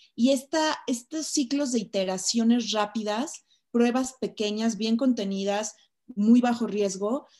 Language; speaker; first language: Spanish; native; Spanish